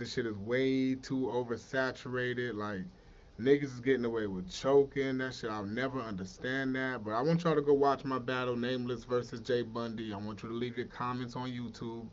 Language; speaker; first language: English; native; English